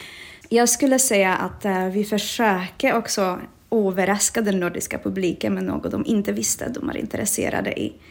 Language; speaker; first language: Swedish; non-native, fluent; Czech